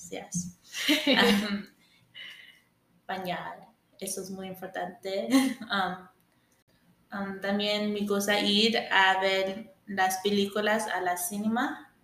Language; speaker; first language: Spanish; early bilingual, heritage; English